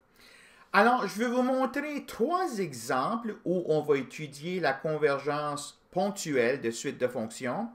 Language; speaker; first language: French; native; French